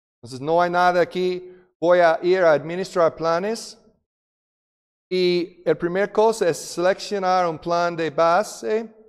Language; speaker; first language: Spanish; non-native, fluent; English